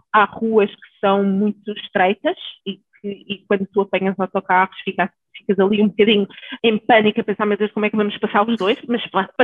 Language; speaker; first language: Portuguese; early bilingual, other home language; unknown